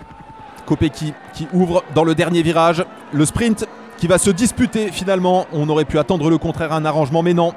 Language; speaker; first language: French; native; French